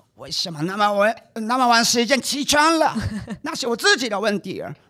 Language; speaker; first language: Chinese; non-native, fluent; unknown